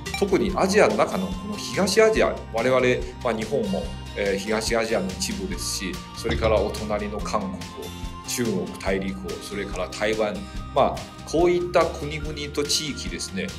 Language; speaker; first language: Japanese; non-native, fluent; Chinese